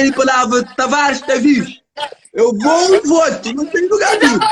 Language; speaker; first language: Portuguese; non-native, learner; Kabuverdianu